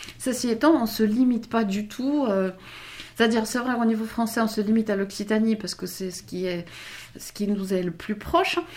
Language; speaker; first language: French; non-native, fluent; Polish